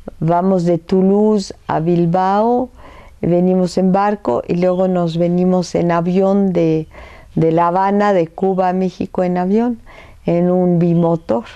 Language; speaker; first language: Spanish; early bilingual, other home language; French